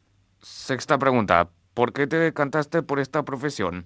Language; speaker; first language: Spanish; native; Spanish